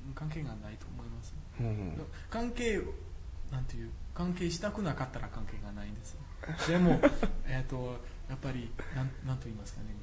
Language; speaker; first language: Japanese; non-native, fluent; Dutch